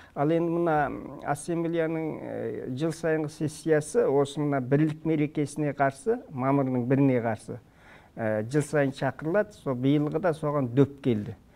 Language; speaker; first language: Kazakh; early bilingual, heritage; Kazakh